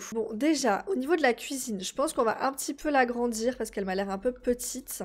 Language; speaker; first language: French; native; French